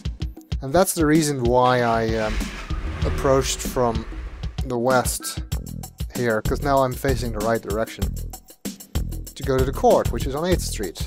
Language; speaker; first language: English; native; English